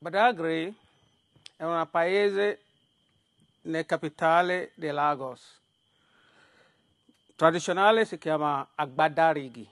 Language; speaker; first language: Italian; non-native, learner; Yoruba